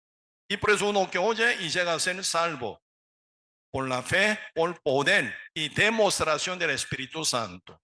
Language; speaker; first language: Spanish; non-native, learner; Korean